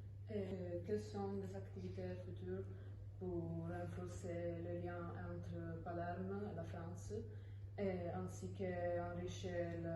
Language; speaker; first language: French; non-native, learner; Italian